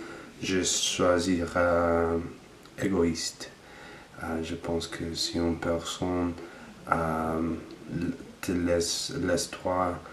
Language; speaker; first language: French; non-native, learner; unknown